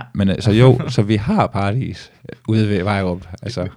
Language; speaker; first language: Danish; native; Danish